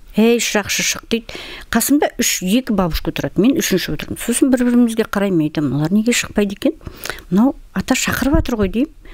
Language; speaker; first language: Kazakh; non-native, local second language; Russian